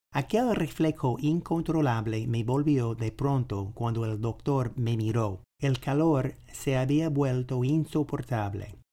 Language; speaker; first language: Spanish; non-native, fluent; English